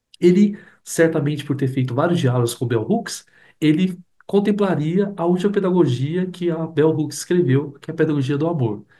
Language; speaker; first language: Portuguese; native; Portuguese